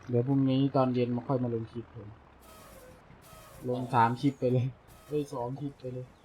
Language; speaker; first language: Thai; native; Thai